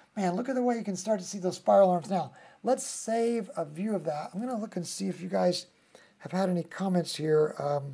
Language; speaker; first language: English; native; English